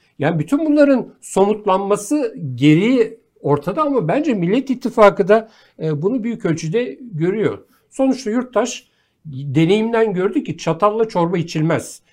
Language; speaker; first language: Turkish; native; Turkish